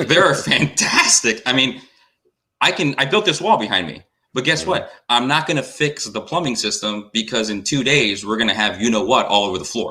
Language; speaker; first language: English; native; English